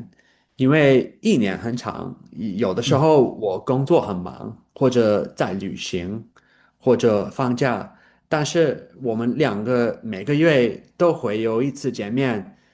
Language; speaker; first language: Chinese; non-native, learner; English